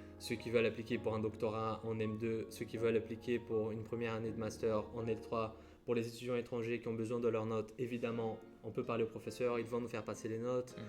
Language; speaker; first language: French; non-native, fluent; Portuguese